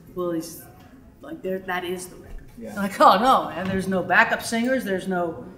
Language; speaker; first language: English; native; English